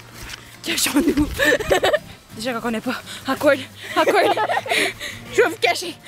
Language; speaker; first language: French; native; French